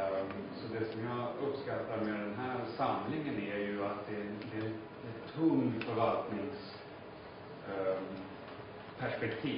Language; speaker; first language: Swedish; native; Swedish